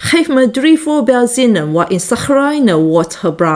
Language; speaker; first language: Dutch; non-native, learner; Chinese